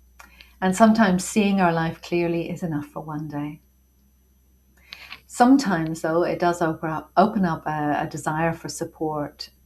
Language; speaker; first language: English; native; English